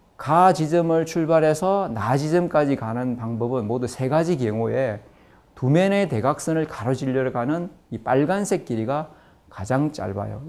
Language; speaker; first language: Korean; native; Korean